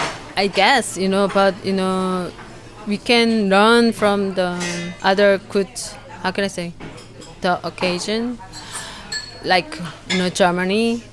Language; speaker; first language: English; non-native, learner; Korean